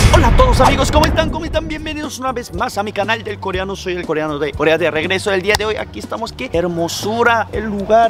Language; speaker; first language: Spanish; non-native, fluent; Korean